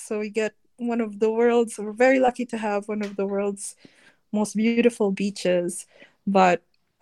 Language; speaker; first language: English; non-native, local second language; Filipino